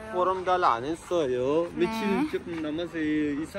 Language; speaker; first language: Korean; non-native, learner; Urdu